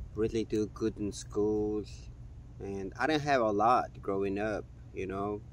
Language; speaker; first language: English; non-native, fluent; Mongolian